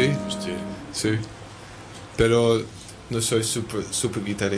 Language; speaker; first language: Spanish; non-native, learner; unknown